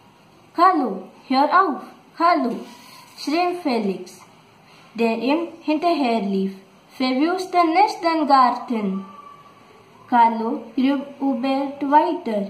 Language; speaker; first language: German; non-native, learner; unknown